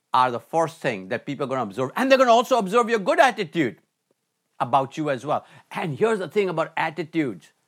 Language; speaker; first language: English; non-native, local second language; Hindi